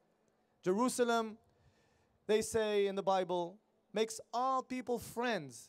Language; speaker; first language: English; non-native, fluent; Hebrew